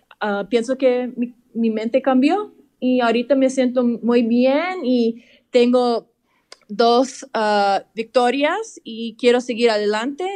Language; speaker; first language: Spanish; early bilingual, heritage; English